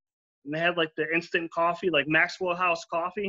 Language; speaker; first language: English; native; English